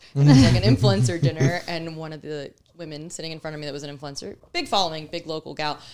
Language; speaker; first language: English; native; English